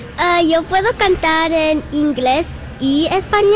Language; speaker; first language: Spanish; non-native, learner; English